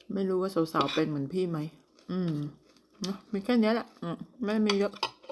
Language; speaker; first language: Thai; non-native, local second language; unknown